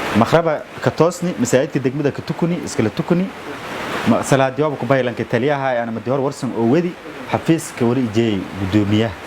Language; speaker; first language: Somali; non-native, local second language; Maay